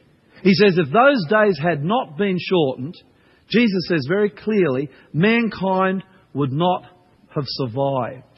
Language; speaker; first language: English; native; English